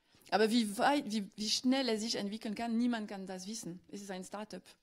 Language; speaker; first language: German; non-native, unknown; French